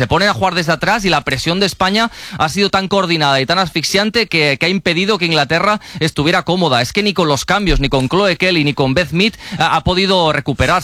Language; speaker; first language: Spanish; native; Spanish